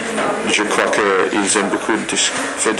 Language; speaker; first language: French; non-native, learner; English